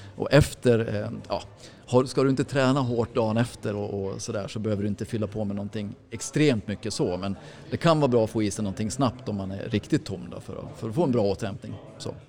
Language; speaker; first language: Swedish; native; Swedish